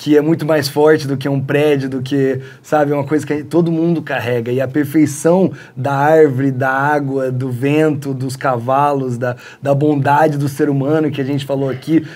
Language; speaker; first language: Portuguese; early bilingual, heritage; Portuguese